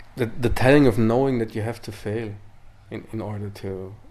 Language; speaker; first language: English; non-native, fluent; Italian